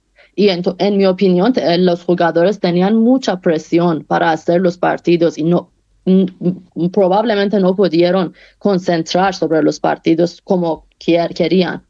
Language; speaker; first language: Spanish; non-native, fluent; Persian